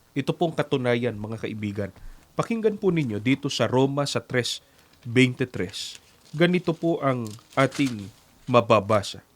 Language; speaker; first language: Filipino; native; Filipino